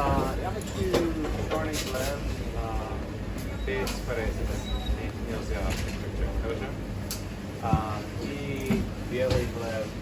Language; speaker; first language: Russian; non-native, learner; English